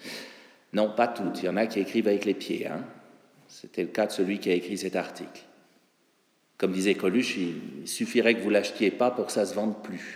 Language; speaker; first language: French; native; French